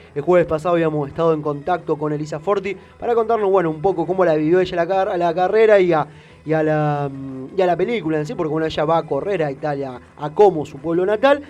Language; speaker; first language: Spanish; native; Spanish